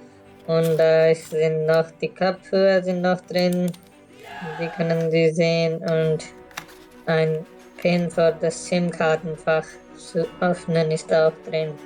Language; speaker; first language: German; non-native, fluent; Urdu